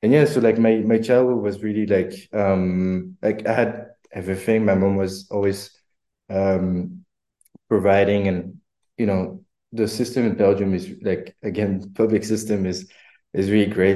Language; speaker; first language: English; non-native, fluent; French